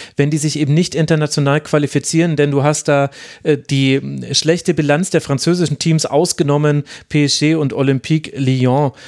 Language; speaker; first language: German; non-native, fluent; French